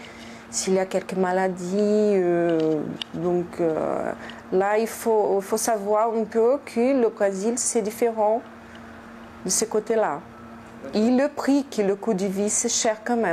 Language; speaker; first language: French; non-native, fluent; Portuguese